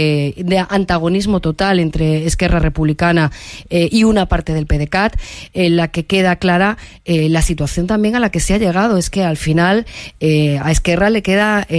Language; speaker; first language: Spanish; native; Spanish